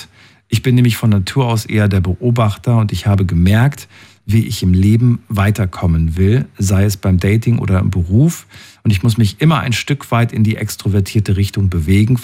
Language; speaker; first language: German; native; German